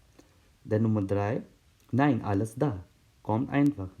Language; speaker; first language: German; non-native, learner; Hindi